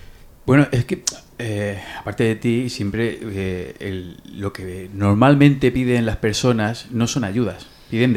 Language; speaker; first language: Spanish; native; Spanish